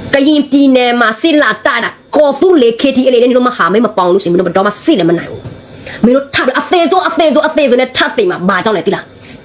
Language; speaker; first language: Burmese; non-native, local second language; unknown